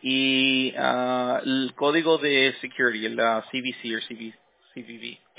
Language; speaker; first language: Spanish; early bilingual, heritage; Spanish